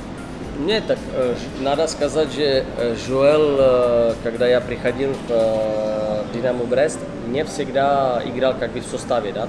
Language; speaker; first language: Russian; non-native, learner; Czech